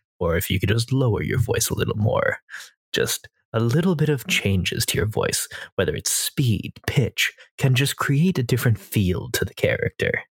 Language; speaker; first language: English; native; English